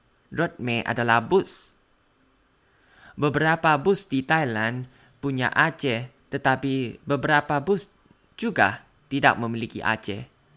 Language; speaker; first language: Indonesian; non-native, learner; Thai